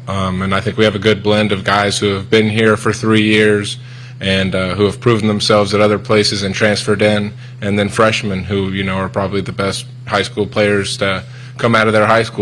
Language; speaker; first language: English; native; English